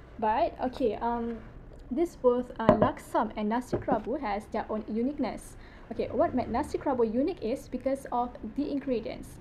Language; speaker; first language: English; non-native, local second language; Malay